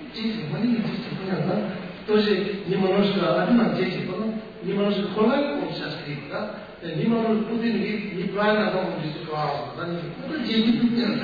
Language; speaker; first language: Russian; non-native, learner; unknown